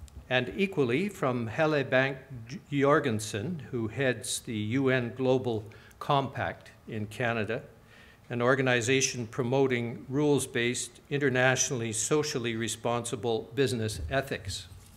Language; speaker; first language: English; native; English